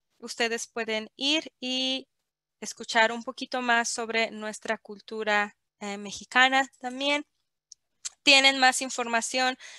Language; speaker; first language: Spanish; native; Spanish